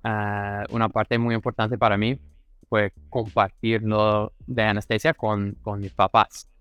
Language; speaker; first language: Spanish; non-native, fluent; English